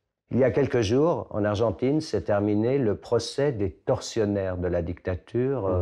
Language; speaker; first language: French; native; French